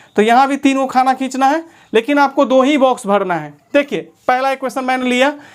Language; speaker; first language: Hindi; native; Hindi